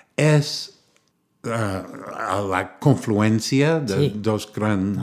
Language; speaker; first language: Catalan; non-native, learner; English